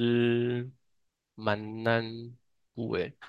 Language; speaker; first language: Korean; non-native, learner; Chinese